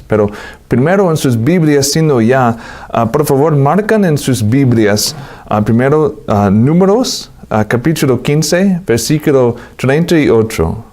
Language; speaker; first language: Spanish; non-native, fluent; English